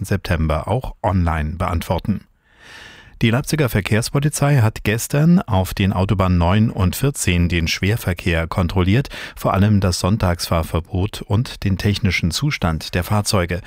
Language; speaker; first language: German; native; German